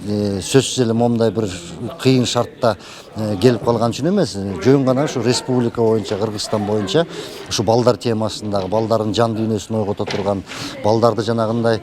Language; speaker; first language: Kyrgyz; native; Kyrgyz